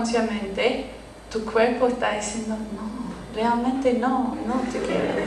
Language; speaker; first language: Spanish; non-native, fluent; English